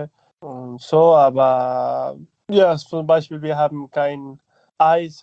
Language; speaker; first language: German; non-native, learner; Spanish